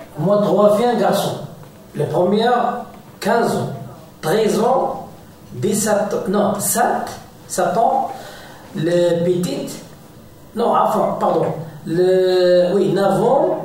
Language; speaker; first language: French; non-native, learner; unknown